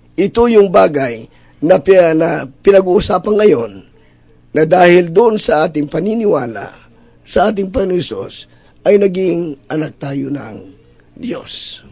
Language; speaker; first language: Filipino; non-native, local second language; Iloko